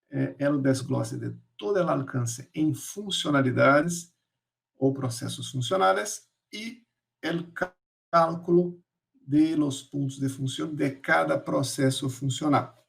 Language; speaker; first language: Spanish; non-native, fluent; Portuguese